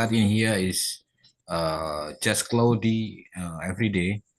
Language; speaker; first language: English; non-native, learner; Indonesian